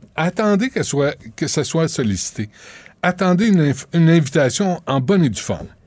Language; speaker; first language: French; native; French